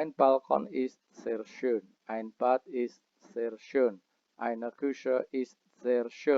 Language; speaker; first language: German; non-native, fluent; Indonesian